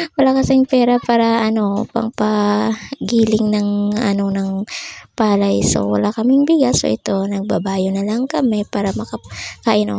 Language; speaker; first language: Filipino; non-native, local second language; Cebuano